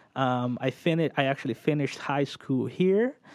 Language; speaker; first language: English; early bilingual, other home language; Portuguese